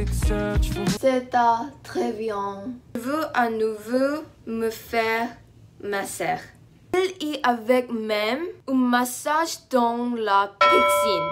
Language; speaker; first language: French; non-native, learner; Korean